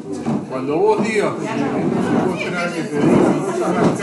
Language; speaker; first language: Spanish; native; Spanish